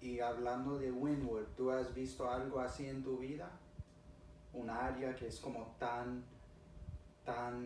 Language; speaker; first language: Spanish; early bilingual, other home language; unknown